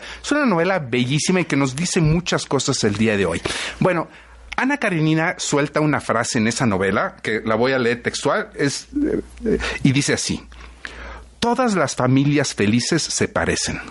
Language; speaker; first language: Spanish; native; Spanish